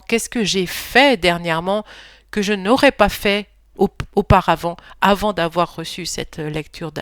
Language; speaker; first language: French; native; French